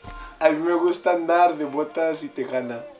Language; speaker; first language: Spanish; early bilingual, heritage; Spanish